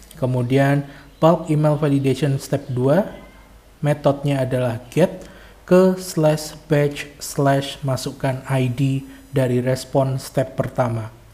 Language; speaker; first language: Indonesian; native; Indonesian